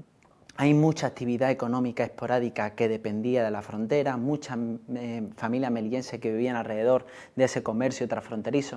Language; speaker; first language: Spanish; native; Spanish